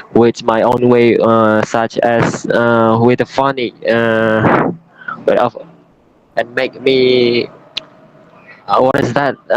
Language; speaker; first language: English; non-native, learner; Indonesian